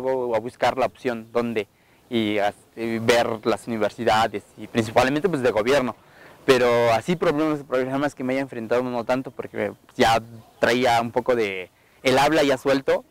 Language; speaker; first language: Spanish; non-native, local second language; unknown